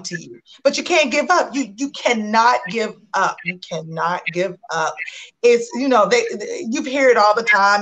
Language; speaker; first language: English; native; English